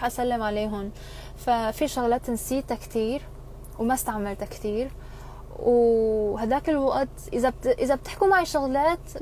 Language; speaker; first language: Arabic; non-native, local second language; Korean